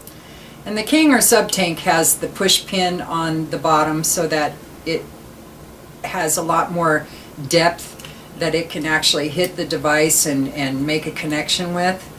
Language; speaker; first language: English; native; English